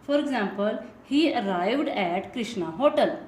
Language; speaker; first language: English; non-native, local second language; Punjabi